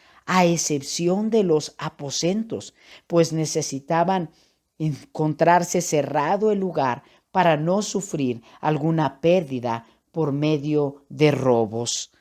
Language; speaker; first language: Spanish; native; Spanish